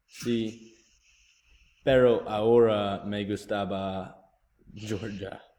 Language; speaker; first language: Spanish; non-native, learner; English